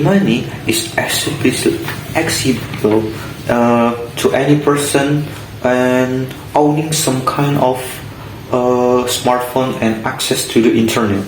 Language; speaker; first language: English; non-native, learner; Indonesian